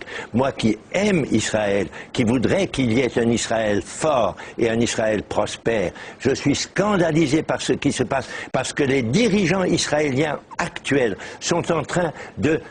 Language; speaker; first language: French; native; French